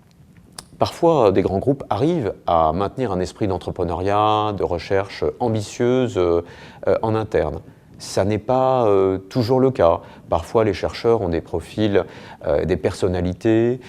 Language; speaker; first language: French; native; French